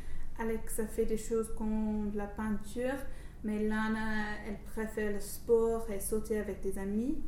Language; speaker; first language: French; non-native, learner; English